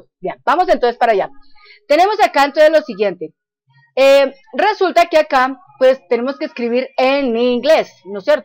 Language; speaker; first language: Spanish; native; Spanish